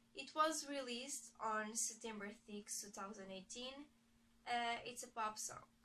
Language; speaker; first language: English; non-native, learner; Portuguese